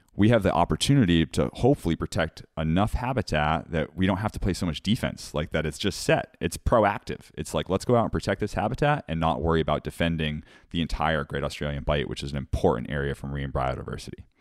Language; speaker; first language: English; native; English